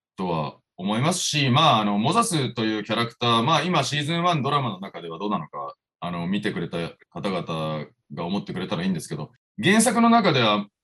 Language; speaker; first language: Japanese; native; Japanese